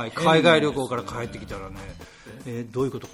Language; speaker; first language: Japanese; native; Japanese